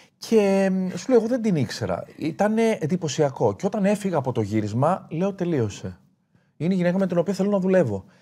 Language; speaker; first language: Greek; native; Greek